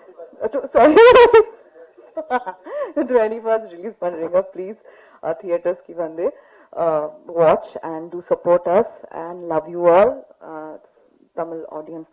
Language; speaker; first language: Tamil; non-native, learner; Bangla